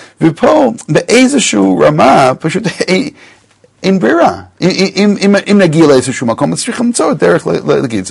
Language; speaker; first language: Hebrew; non-native, fluent; English